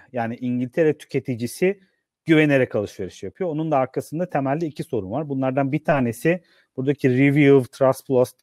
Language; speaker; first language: Turkish; native; Turkish